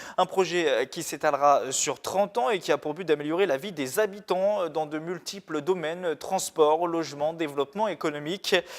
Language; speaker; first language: French; native; French